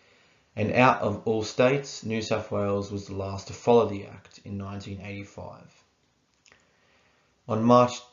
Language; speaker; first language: English; native; English